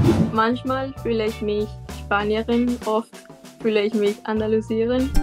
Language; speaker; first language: German; non-native, learner; Spanish